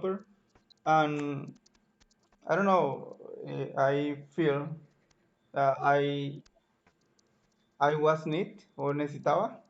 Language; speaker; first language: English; non-native, learner; Spanish